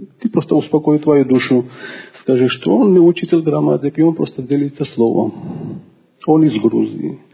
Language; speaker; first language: Russian; non-native, local second language; Georgian